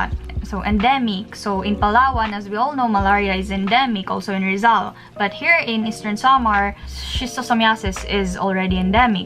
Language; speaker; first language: English; non-native, local second language; Filipino